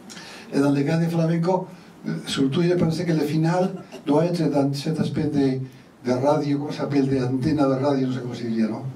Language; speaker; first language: French; non-native, learner; Spanish